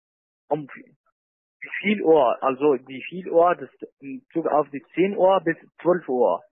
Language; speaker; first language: German; non-native, learner; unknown